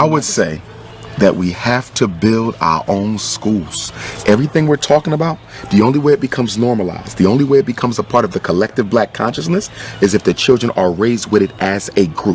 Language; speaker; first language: English; native; English